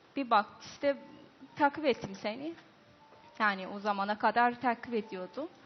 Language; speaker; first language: Turkish; non-native, learner; Persian